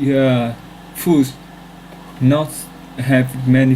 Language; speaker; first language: English; non-native, learner; Vietnamese